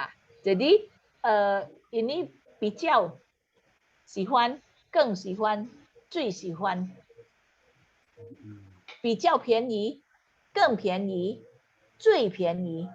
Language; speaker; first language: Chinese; non-native, fluent; Indonesian